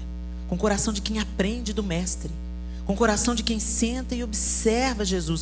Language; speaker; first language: Portuguese; native; Portuguese